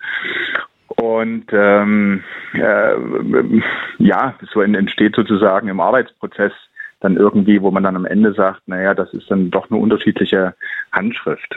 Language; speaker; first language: German; native; German